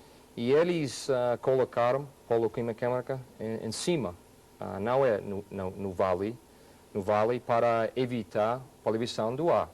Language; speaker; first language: Portuguese; non-native, fluent; English